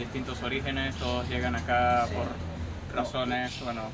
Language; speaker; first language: Spanish; native; Spanish